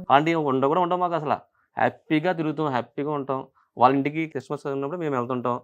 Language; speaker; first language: Telugu; non-native, local second language; Urdu